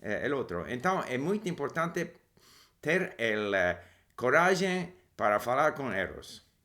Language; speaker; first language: Portuguese; non-native, learner; English